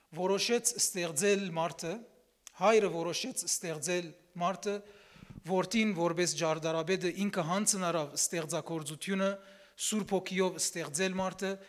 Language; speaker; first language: Armenian; early bilingual, heritage; Armenian